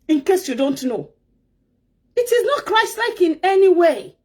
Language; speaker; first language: English; non-native, local second language; Yoruba